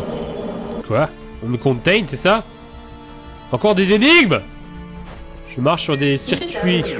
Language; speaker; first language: French; native; French